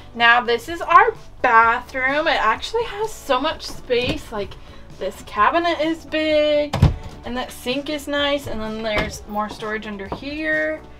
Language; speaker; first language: English; native; English